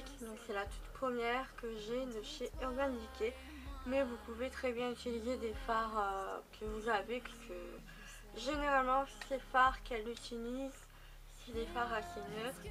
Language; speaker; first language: French; native; French